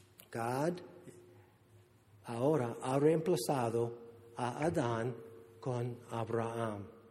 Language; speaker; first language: Spanish; non-native, fluent; English